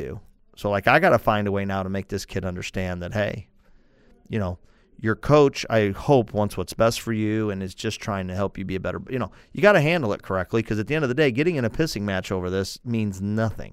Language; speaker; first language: English; native; English